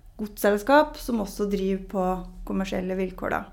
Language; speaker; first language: Norwegian; native; Norwegian